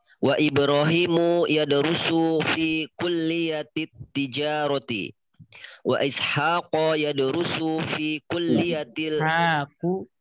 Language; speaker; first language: Arabic; non-native, learner; Indonesian